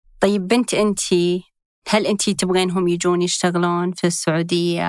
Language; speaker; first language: Arabic; native; Arabic